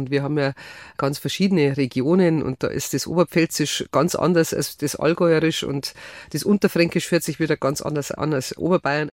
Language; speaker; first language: German; native; German